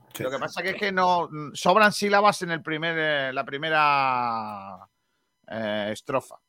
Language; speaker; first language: Spanish; native; Spanish